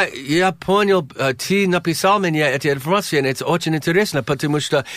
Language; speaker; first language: Russian; non-native, learner; English